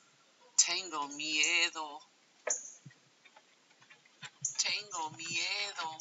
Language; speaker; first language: Spanish; non-native, fluent; English